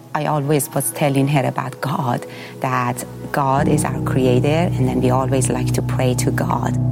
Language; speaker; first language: English; non-native, fluent; Persian